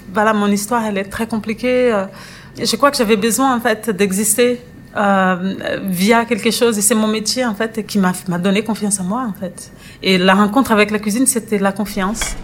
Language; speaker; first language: French; non-native, fluent; Portuguese